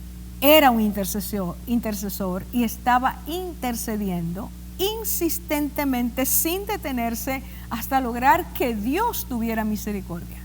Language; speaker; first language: Spanish; native; Spanish